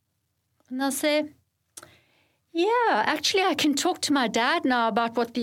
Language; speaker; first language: English; native; English